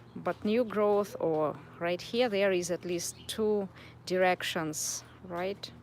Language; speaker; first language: English; non-native, fluent; Russian